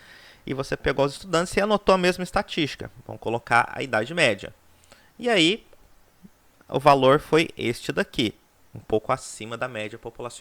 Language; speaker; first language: Portuguese; native; Portuguese